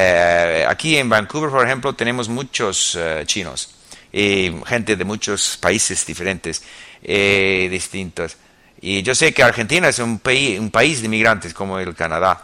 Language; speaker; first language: Spanish; non-native, fluent; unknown